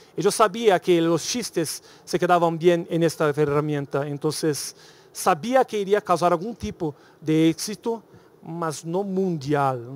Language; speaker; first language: Spanish; non-native, learner; Portuguese